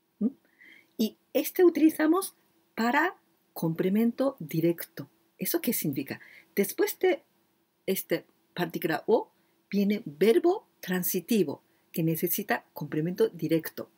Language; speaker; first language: Spanish; non-native, learner; Japanese